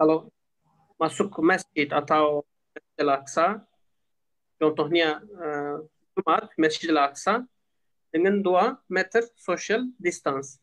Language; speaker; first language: Indonesian; non-native, learner; Turkish